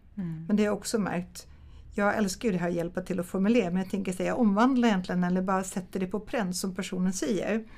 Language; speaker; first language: Swedish; early bilingual, other home language; German